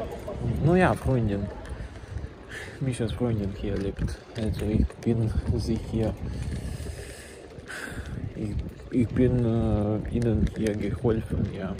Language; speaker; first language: German; non-native, learner; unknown